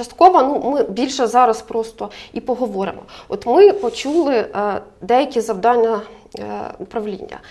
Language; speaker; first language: Ukrainian; native; Ukrainian